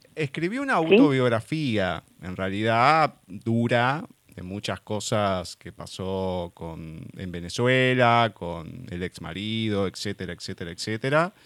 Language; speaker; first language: Spanish; native; Spanish